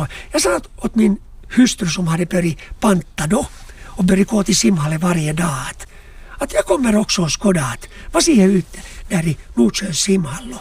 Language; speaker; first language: Swedish; non-native, local second language; Finnish